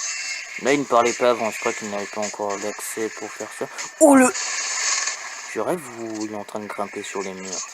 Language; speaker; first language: French; native; French